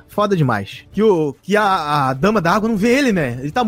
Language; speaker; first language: Portuguese; native; Portuguese